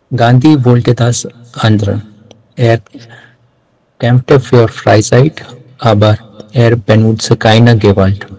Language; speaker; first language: German; non-native, learner; Marathi